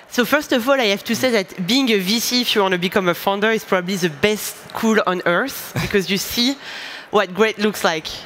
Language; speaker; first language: English; non-native, fluent; French